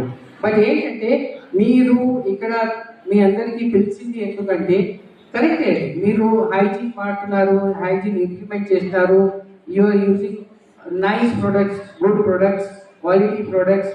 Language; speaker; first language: Telugu; non-native, local second language; Urdu